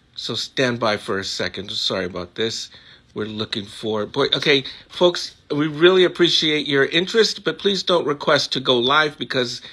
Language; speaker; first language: English; early bilingual, other home language; Spanish